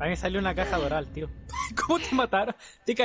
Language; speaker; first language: Spanish; native; Spanish